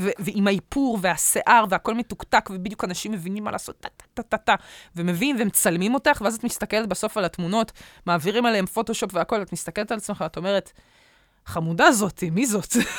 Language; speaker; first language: Hebrew; native; Hebrew